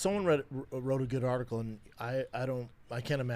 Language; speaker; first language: English; native; English